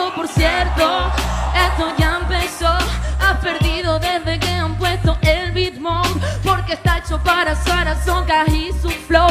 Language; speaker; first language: Spanish; native; Spanish